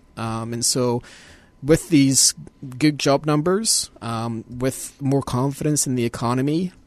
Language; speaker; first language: English; native; English